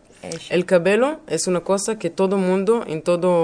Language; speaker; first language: Spanish; non-native, learner; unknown